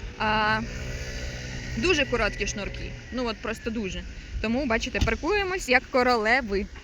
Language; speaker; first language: Ukrainian; non-native, local second language; Russian